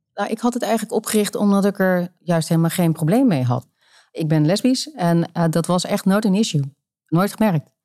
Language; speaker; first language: Dutch; native; Dutch